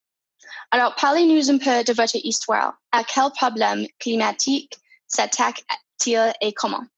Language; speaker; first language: French; non-native, fluent; English